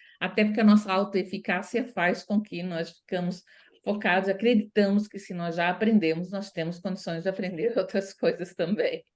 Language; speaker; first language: Portuguese; native; Portuguese